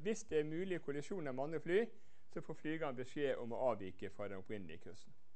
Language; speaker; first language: Norwegian; native; Norwegian